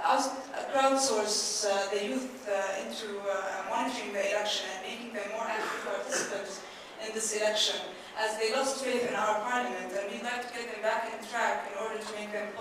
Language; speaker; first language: English; non-native, fluent; Arabic